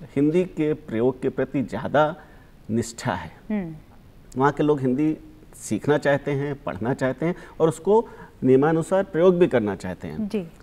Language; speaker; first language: Hindi; native; Hindi